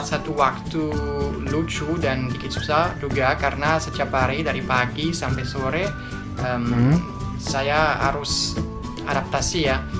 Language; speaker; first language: Indonesian; non-native, fluent; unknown